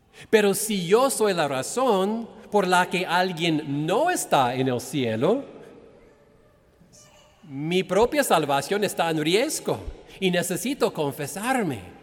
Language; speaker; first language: Spanish; non-native, fluent; English